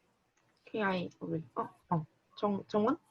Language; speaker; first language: English; non-native, learner; Korean